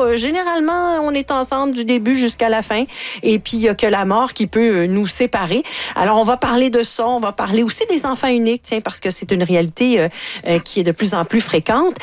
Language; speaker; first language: French; native; French